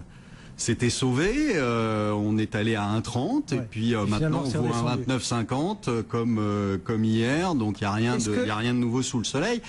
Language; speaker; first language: French; native; French